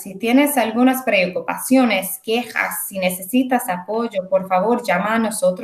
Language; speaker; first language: Spanish; early bilingual, heritage; English